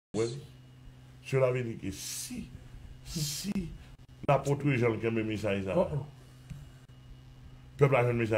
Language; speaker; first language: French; non-native, local second language; Haitian Creole